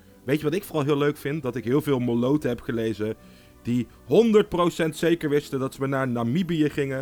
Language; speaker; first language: Dutch; native; Dutch